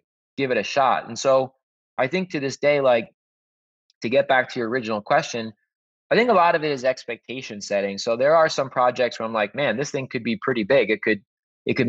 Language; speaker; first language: English; native; English